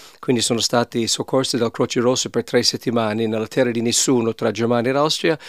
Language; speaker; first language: Italian; non-native, fluent; English